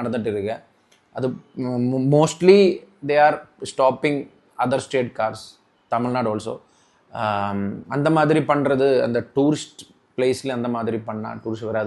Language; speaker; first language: Tamil; non-native, local second language; Malayalam